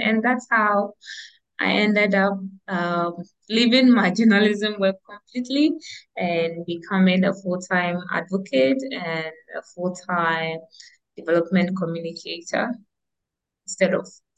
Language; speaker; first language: English; non-native, local second language; Ewe